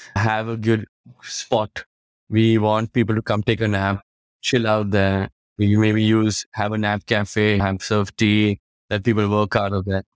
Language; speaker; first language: English; non-native, local second language; Hindi